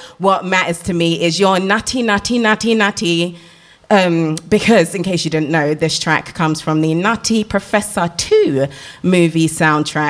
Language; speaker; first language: English; non-native, local second language; Krio